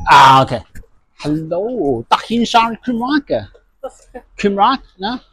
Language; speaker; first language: Welsh; non-native, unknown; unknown